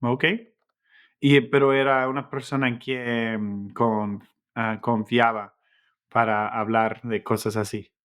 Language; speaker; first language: Spanish; non-native, fluent; English